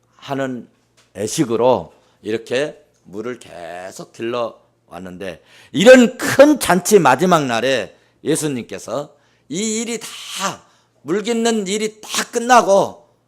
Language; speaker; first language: Korean; native; Korean